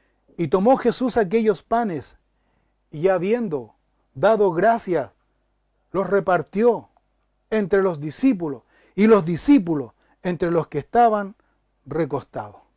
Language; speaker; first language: Spanish; native; Spanish